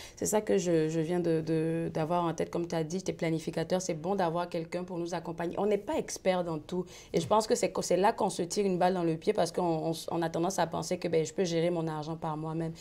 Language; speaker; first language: French; native; French